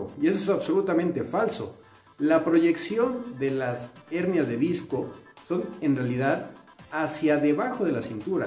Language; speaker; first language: Spanish; native; Spanish